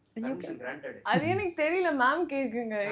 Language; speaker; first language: Tamil; non-native, learner; Telugu